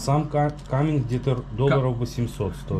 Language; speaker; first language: Russian; native; Russian